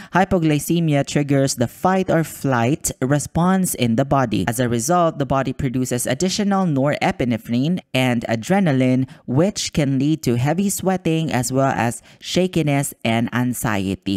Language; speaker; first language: English; non-native, local second language; Filipino